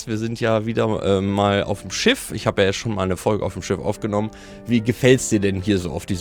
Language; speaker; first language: German; native; German